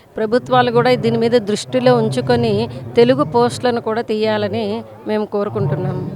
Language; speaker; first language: Telugu; native; Telugu